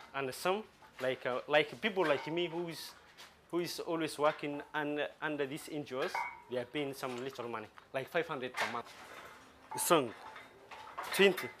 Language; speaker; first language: English; non-native, local second language; Somali